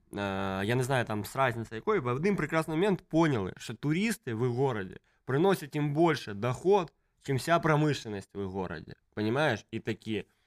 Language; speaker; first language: Russian; native; Russian